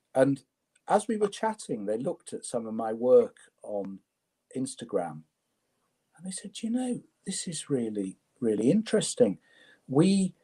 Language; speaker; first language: English; native; English